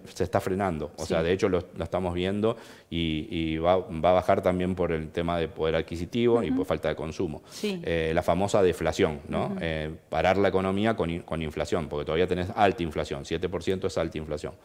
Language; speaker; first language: Spanish; native; Spanish